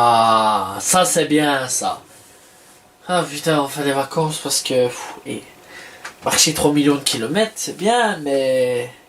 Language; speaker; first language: French; native; French